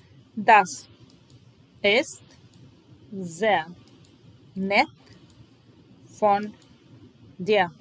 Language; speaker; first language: German; non-native, fluent; Serbian